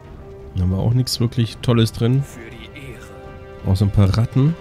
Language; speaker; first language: German; native; German